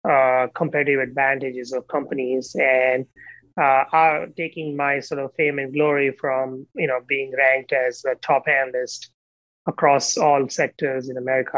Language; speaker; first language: English; non-native, local second language; Gujarati